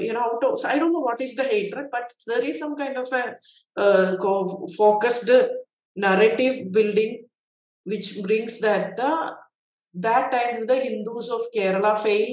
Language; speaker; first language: English; non-native, local second language; Malayalam